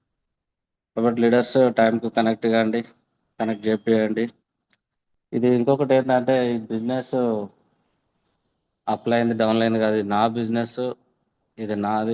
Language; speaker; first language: Telugu; native; Telugu